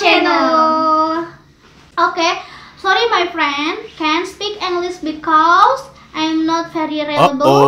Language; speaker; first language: English; non-native, learner; Indonesian